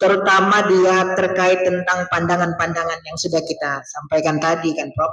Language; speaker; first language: Indonesian; native; Indonesian